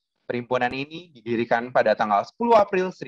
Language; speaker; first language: Indonesian; native; Indonesian